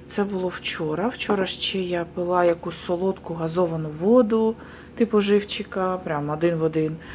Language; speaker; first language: Ukrainian; non-native, local second language; Russian